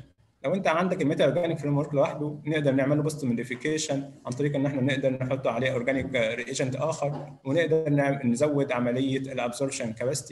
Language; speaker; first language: Arabic; native; Arabic